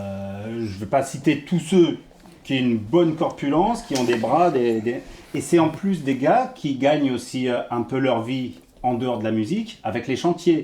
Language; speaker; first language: French; native; French